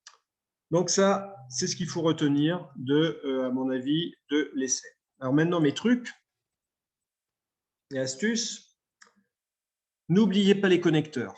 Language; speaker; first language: French; native; French